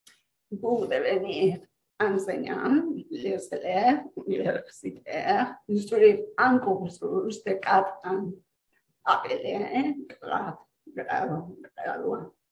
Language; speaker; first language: French; non-native, fluent; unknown